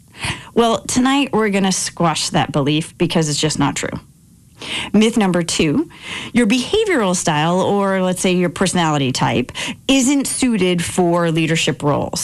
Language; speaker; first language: English; native; English